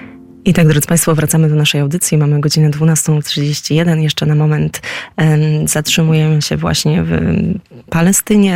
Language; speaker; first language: Polish; native; Polish